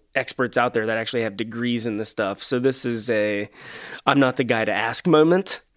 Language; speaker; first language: English; native; English